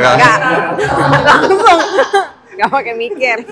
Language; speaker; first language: Indonesian; native; Indonesian